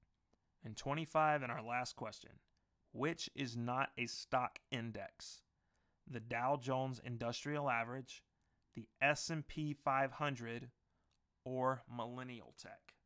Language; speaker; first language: English; native; English